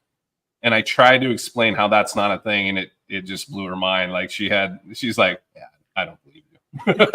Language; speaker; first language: English; native; English